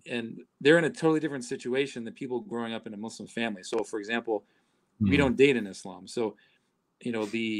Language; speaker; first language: English; native; English